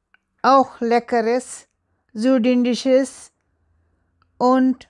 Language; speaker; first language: German; non-native, learner; Tulu